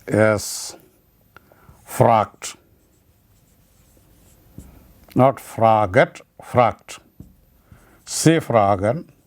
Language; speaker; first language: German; non-native, learner; Malayalam